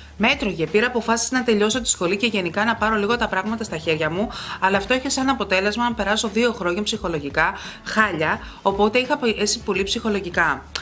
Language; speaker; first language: Greek; early bilingual, heritage; Greek